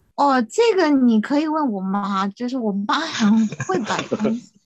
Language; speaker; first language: Chinese; non-native, fluent; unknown